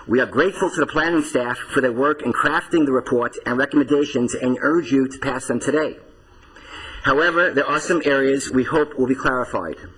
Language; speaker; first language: English; native; English